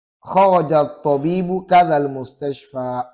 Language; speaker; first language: Arabic; non-native, fluent; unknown